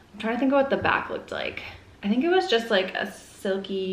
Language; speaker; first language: English; native; English